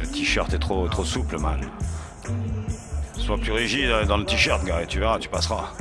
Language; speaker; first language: French; native; French